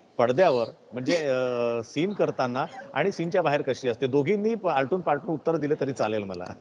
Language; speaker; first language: Marathi; native; Marathi